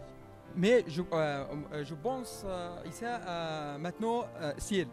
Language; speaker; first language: French; non-native, learner; Arabic